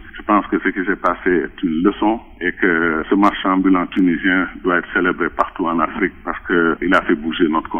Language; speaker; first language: French; non-native, local second language; Wolof